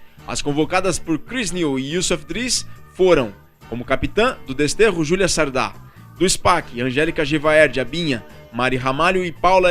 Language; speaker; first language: Portuguese; native; Portuguese